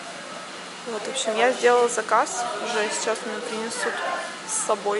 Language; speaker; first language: Russian; native; Russian